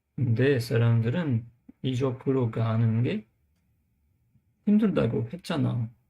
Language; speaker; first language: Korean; non-native, learner; English